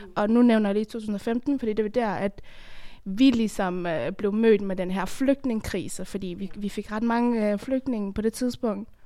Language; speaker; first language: Danish; early bilingual, other home language; Persian